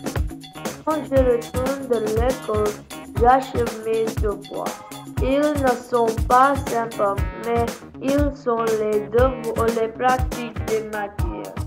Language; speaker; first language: French; non-native, learner; English